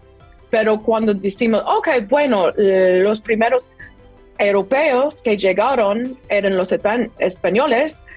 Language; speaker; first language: Spanish; non-native, fluent; English